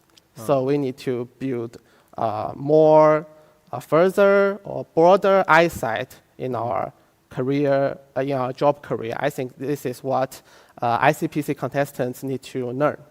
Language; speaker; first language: English; non-native, fluent; Chinese